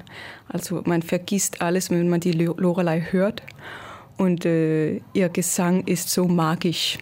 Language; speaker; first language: German; non-native, fluent; Danish